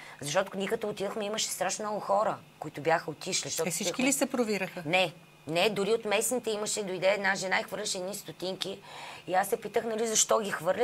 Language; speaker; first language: Bulgarian; native; Bulgarian